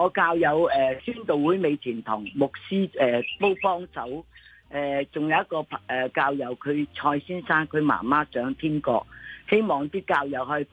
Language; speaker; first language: Cantonese; native; Cantonese